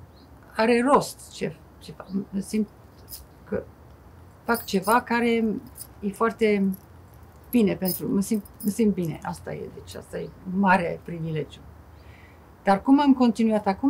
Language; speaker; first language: Romanian; non-native, fluent; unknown